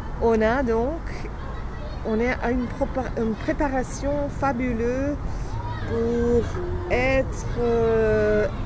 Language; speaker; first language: French; non-native, fluent; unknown